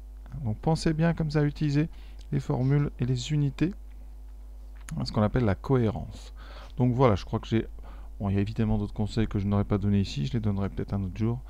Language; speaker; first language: French; native; French